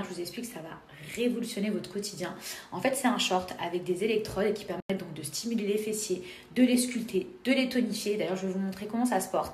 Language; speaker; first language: French; native; French